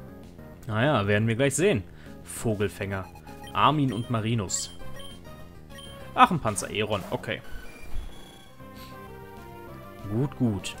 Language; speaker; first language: German; native; German